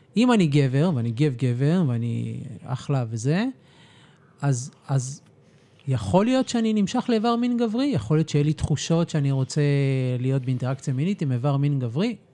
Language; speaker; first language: Hebrew; native; Hebrew